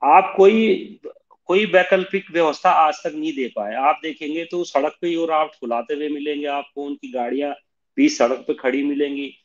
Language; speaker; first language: Hindi; native; Hindi